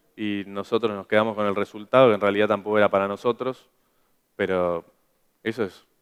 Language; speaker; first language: Spanish; native; Spanish